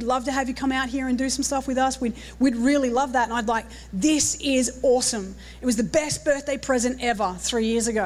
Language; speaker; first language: English; native; English